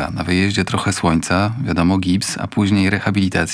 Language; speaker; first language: Polish; native; Polish